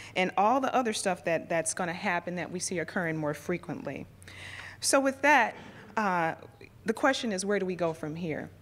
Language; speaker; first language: English; native; English